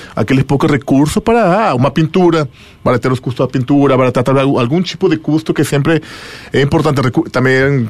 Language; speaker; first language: Portuguese; non-native, fluent; Spanish